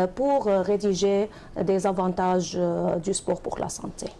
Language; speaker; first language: French; non-native, fluent; Arabic